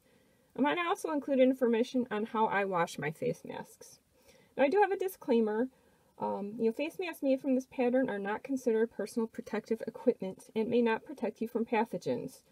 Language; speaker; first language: English; native; English